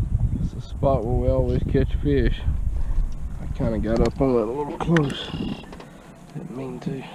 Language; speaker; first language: English; native; English